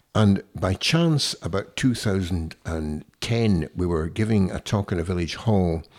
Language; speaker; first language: English; native; English